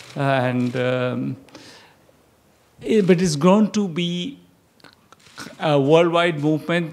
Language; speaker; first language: English; non-native, local second language; Bangla